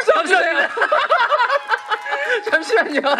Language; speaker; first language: Korean; native; Korean